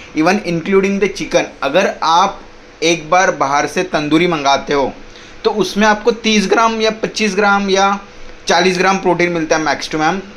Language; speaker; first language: Hindi; non-native, local second language; Marathi